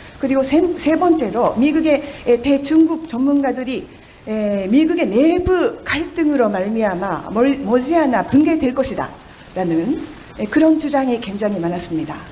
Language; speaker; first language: Korean; non-native, fluent; Japanese